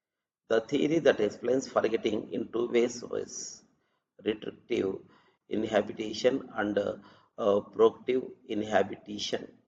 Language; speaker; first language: English; non-native, local second language; Telugu